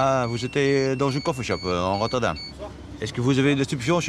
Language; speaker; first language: French; non-native, learner; Dutch